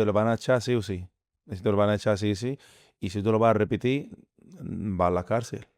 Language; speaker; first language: Spanish; non-native, fluent; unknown